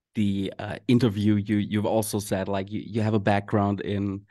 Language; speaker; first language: English; non-native, fluent; German